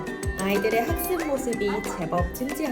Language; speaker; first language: Korean; native; Korean